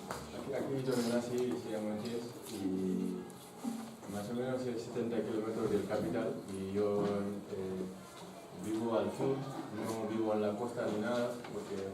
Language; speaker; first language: Spanish; non-native, fluent; Fula